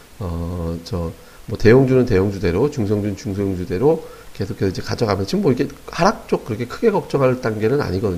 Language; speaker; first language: Korean; native; Korean